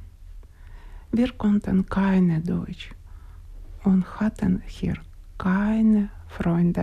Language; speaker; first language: German; non-native, learner; Ukrainian